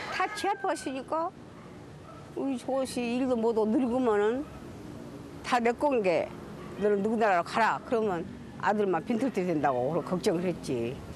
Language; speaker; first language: Korean; native; Korean